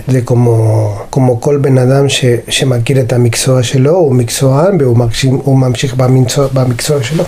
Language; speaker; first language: Hebrew; non-native, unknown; Spanish